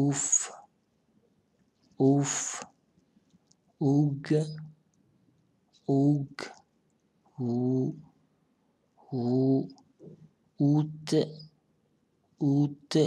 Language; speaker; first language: French; non-native, local second language; Arabic